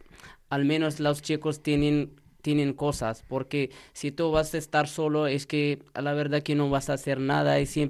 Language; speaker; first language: Spanish; non-native, learner; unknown